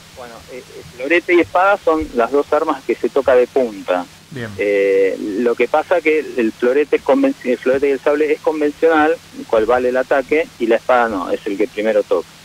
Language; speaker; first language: Spanish; native; Spanish